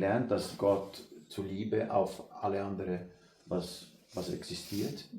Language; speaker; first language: German; non-native, learner; Portuguese